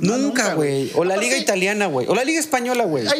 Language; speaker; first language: Spanish; native; Spanish